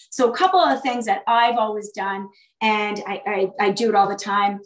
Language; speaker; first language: English; native; English